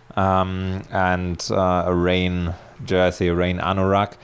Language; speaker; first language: English; non-native, fluent; German